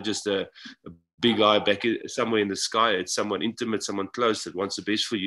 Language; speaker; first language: English; non-native, local second language; Afrikaans